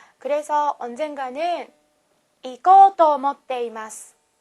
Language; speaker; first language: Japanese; non-native, fluent; Korean